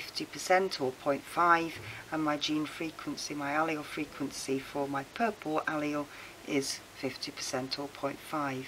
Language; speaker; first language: English; native; English